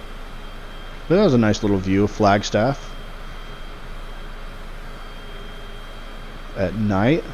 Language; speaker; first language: English; native; English